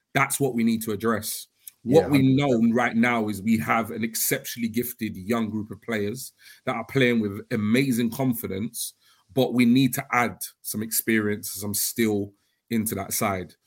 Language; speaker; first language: English; native; English